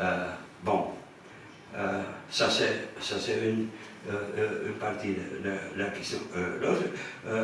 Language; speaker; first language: French; non-native, fluent; Romanian